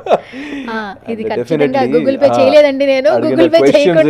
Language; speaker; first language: Telugu; native; Telugu